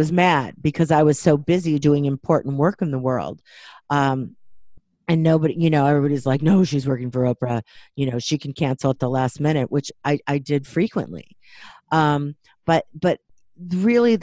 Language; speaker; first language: English; native; English